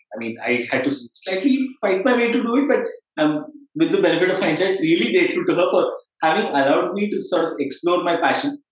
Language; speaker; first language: English; non-native, local second language; Kannada